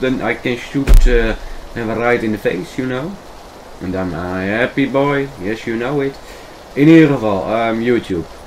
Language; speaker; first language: English; non-native, learner; Dutch